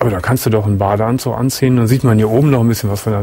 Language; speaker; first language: German; native; German